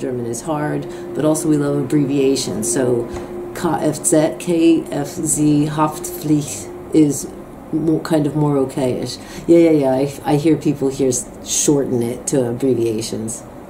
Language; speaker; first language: English; native; English